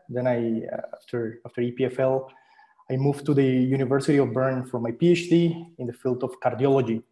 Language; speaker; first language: English; non-native, fluent; Spanish